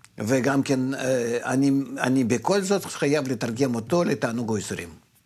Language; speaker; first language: Hebrew; non-native, fluent; Russian